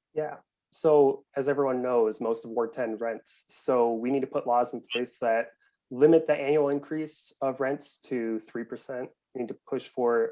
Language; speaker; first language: English; native; English